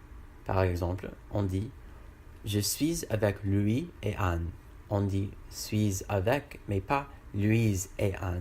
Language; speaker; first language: French; non-native, learner; English